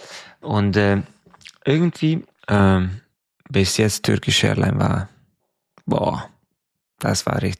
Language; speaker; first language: German; non-native, fluent; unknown